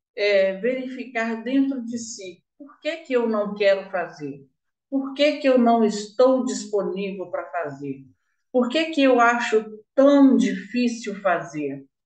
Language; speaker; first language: Portuguese; native; Portuguese